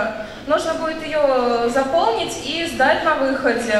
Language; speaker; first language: Russian; native; Russian